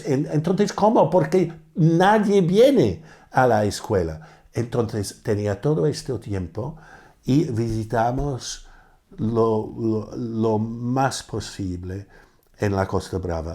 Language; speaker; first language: Spanish; non-native, fluent; English